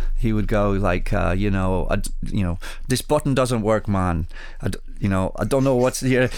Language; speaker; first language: English; early bilingual, other home language; Spanish